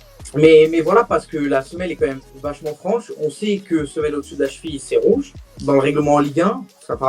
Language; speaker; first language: French; native; French